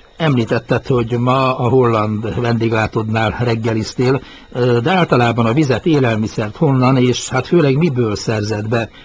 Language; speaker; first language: Hungarian; native; Hungarian